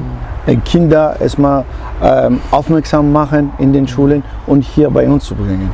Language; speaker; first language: German; non-native, fluent; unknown